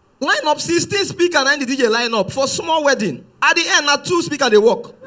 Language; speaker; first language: Nigerian Pidgin; non-native, local second language; Yoruba